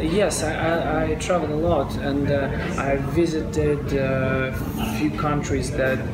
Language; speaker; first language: English; non-native, fluent; Russian